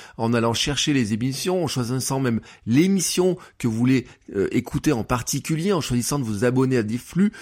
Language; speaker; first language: French; native; French